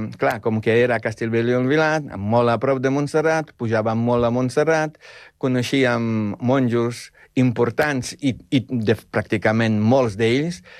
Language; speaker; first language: Catalan; non-native, fluent; Polish